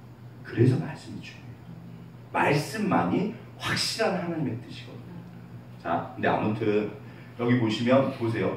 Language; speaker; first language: Korean; native; Korean